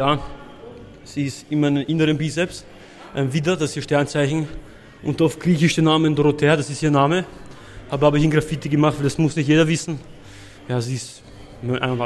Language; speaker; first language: German; native; German